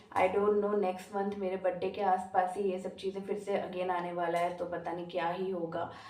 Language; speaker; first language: Hindi; non-native, local second language; Bangla